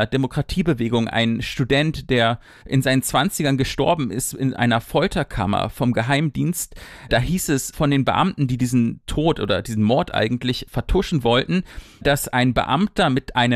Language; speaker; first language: German; native; German